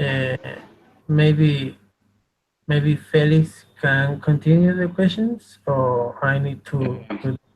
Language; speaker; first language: English; non-native, learner; Spanish